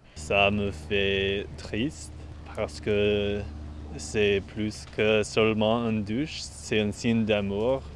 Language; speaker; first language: French; non-native, learner; English